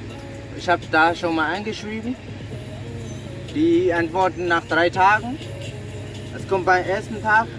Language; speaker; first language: German; non-native, fluent; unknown